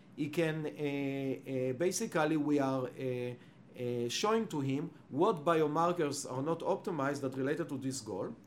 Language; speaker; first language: English; non-native, fluent; Hebrew